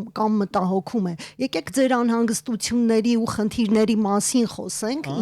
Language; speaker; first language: Armenian; native; Armenian